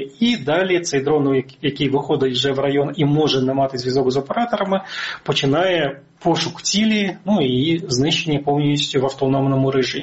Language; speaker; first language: Ukrainian; native; Ukrainian